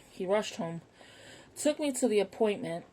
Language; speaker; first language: English; native; English